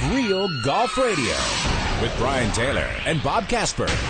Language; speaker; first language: English; native; English